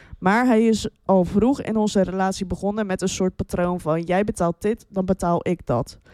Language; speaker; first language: Dutch; native; Dutch